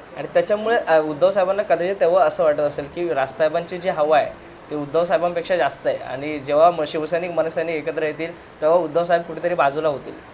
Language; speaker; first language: Marathi; native; Marathi